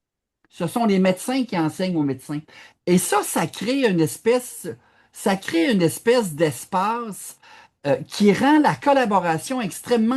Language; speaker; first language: French; native; French